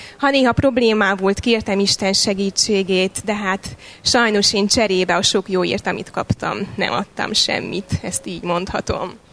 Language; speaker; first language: Hungarian; native; Hungarian